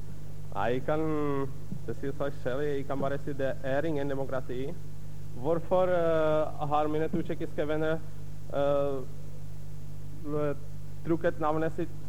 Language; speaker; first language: Norwegian; non-native, fluent; Czech